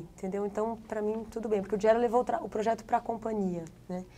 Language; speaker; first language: Portuguese; native; Portuguese